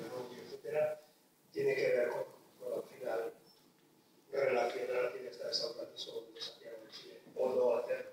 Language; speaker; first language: Spanish; native; Spanish